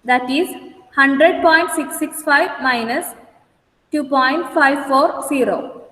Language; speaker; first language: English; non-native, local second language; Malayalam